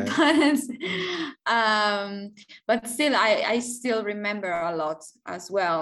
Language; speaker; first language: English; non-native, fluent; Italian